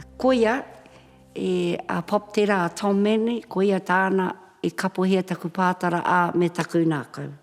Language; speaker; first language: Māori; non-native, local second language; English